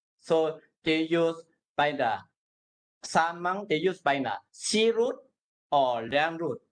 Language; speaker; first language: English; non-native, learner; Burmese